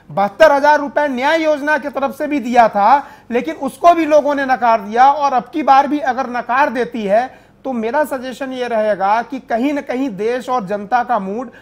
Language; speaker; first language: Hindi; native; Hindi